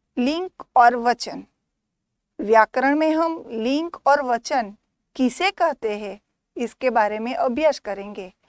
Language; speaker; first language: Hindi; non-native, local second language; Gujarati